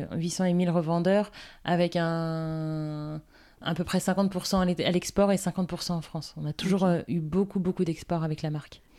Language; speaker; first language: French; native; French